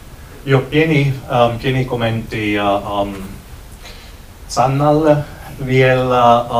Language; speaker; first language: Finnish; non-native, learner; German